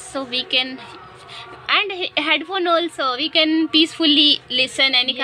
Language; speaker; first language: English; non-native, learner; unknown